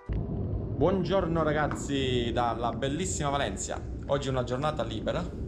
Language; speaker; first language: Italian; native; Italian